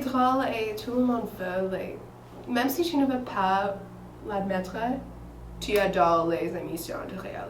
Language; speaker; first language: French; non-native, fluent; English